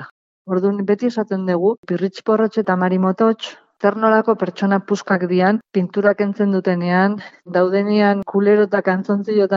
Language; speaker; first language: Basque; native; Basque